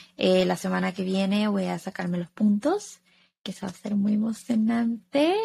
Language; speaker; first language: Spanish; early bilingual, heritage; Spanish